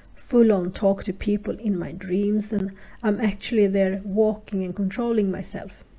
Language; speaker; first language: English; non-native, fluent; Swedish